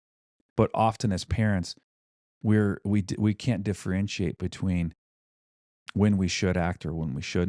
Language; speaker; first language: English; native; English